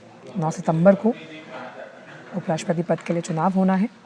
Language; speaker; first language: Hindi; native; Hindi